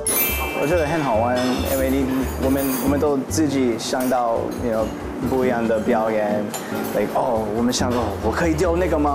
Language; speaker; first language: Chinese; non-native, learner; English